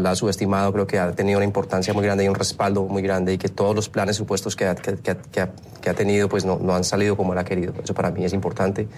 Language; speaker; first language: Spanish; native; Spanish